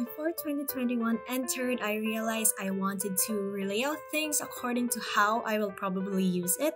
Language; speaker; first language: English; non-native, local second language; Filipino